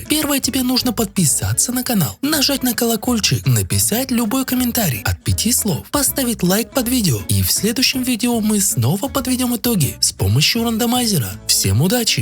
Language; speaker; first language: Russian; native; Russian